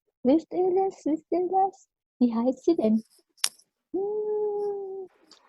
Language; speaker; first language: German; non-native, fluent; Indonesian